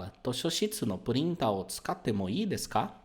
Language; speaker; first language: Japanese; non-native, fluent; Portuguese